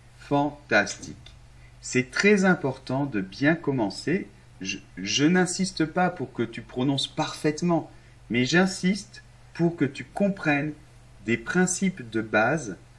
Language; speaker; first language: French; non-native, fluent; Arabic